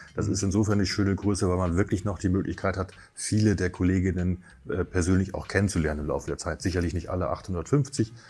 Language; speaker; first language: German; native; German